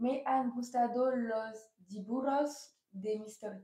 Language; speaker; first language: Spanish; non-native, learner; French